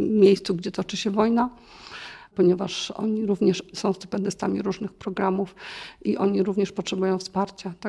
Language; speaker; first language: Polish; native; Polish